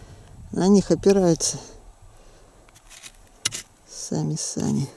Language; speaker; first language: Russian; native; Russian